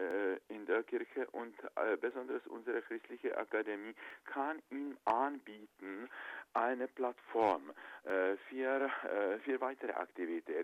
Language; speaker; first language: German; non-native, fluent; Czech